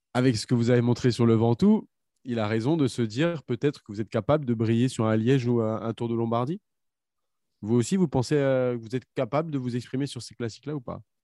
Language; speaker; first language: French; native; French